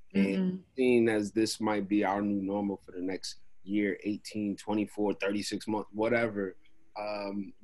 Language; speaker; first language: English; native; English